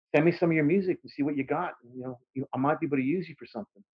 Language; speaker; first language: English; native; English